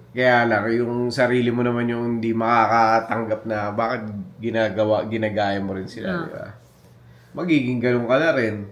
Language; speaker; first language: Filipino; native; Filipino